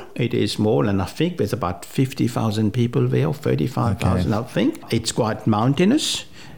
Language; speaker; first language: English; non-native, fluent; French